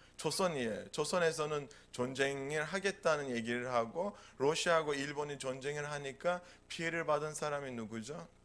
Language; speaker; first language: Korean; non-native, fluent; Turkish